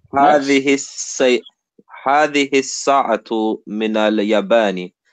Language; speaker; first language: Arabic; non-native, learner; English